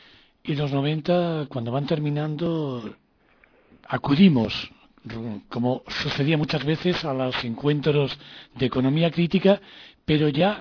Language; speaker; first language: Spanish; native; Spanish